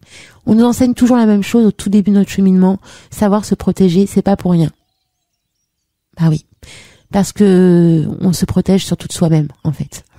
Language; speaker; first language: French; native; French